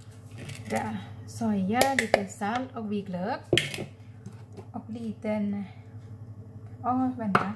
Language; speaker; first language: Swedish; non-native, learner; Thai